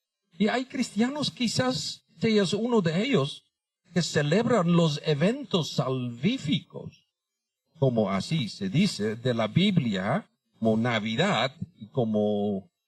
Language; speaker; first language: Spanish; non-native, fluent; Dutch